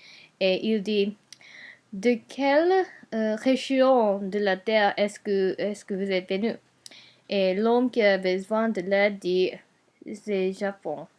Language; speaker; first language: French; non-native, learner; Japanese